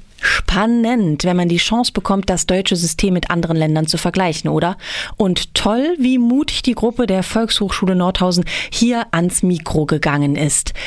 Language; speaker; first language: German; native; German